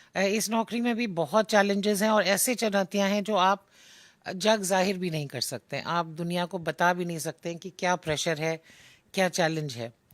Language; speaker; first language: Hindi; native; Hindi